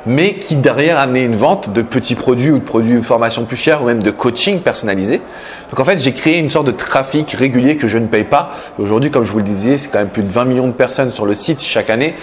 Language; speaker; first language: French; native; French